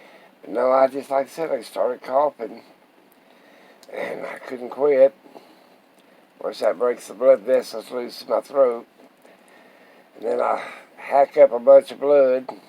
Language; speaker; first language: English; native; English